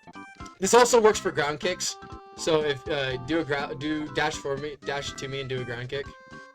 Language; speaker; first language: English; native; English